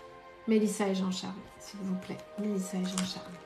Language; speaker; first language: French; native; French